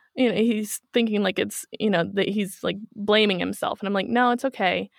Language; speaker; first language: English; native; English